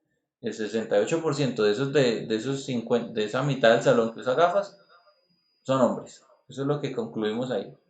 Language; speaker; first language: Spanish; native; Spanish